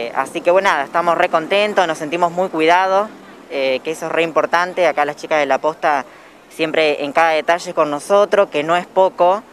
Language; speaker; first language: Spanish; native; Spanish